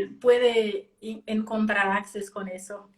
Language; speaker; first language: Spanish; non-native, learner; Portuguese